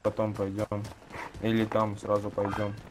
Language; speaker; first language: Russian; non-native, local second language; Latvian